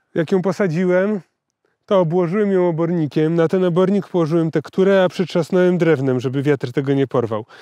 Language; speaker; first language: Polish; native; Polish